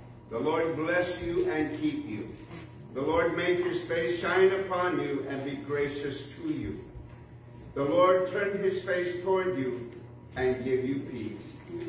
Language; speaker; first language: English; native; English